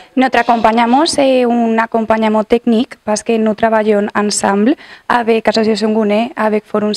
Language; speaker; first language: French; non-native, learner; Catalan